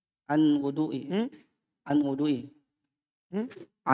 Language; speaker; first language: Arabic; non-native, learner; Indonesian